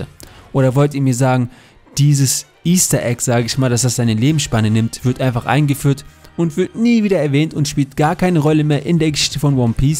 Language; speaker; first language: German; native; German